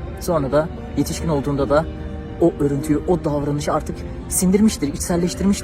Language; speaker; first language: Turkish; native; Turkish